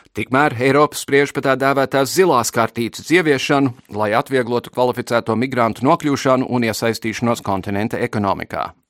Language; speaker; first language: Latvian; early bilingual, heritage; Latvian